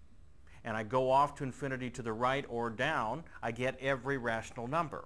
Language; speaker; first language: English; native; English